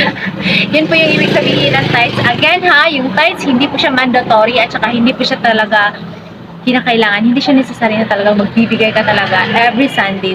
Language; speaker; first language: Filipino; non-native, local second language; Cebuano